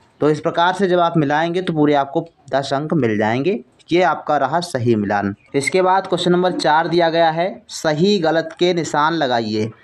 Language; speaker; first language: Hindi; native; Hindi